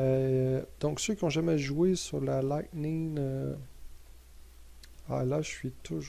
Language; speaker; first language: French; native; French